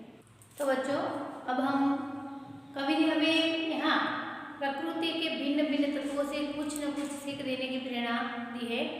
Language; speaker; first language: Hindi; non-native, local second language; Gujarati